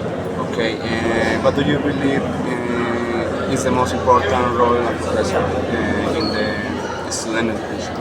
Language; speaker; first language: English; non-native, learner; Spanish